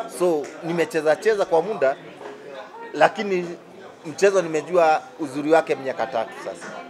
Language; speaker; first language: Swahili; non-native, local second language; Kikuyu